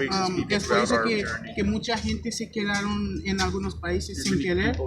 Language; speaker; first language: Spanish; non-native, fluent; Haitian Creole